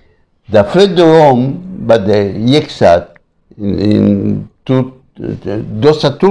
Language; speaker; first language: Persian; early bilingual, other home language; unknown